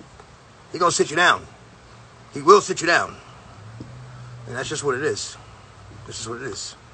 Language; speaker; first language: English; native; English